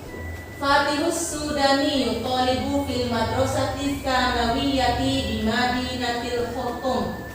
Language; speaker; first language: Arabic; non-native, fluent; Indonesian